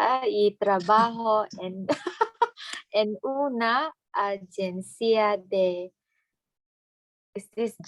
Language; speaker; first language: Spanish; non-native, learner; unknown